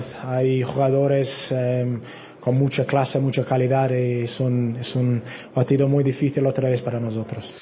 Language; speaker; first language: Spanish; non-native, fluent; English